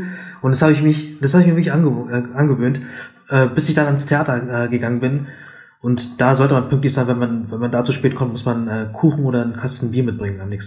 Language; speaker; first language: German; native; German